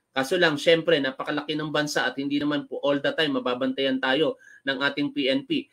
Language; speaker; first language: Filipino; native; Filipino